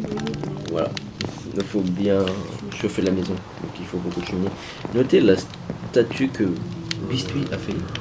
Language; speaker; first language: French; native; French